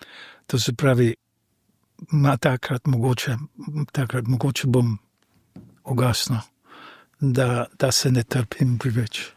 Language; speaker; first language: Slovenian; non-native, fluent; English